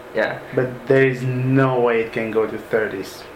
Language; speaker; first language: English; non-native, fluent; Arabic